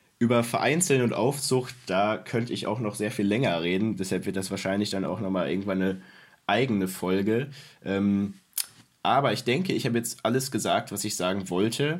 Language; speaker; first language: German; native; German